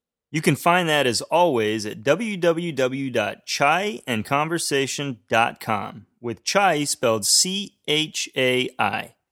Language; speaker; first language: English; native; English